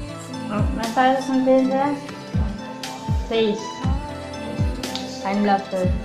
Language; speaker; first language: German; non-native, learner; Filipino